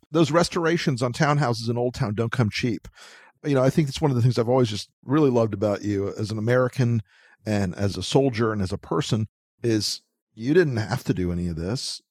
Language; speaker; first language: English; native; English